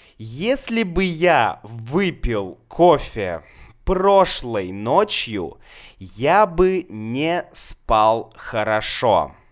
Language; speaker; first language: Russian; native; Russian